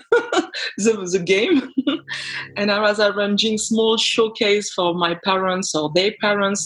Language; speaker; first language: English; non-native, fluent; French